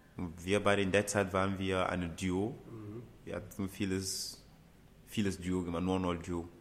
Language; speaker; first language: German; non-native, fluent; Ewe